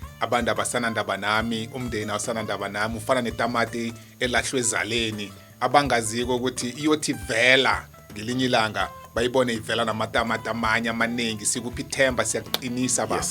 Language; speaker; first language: Zulu; non-native, local second language; South Ndebele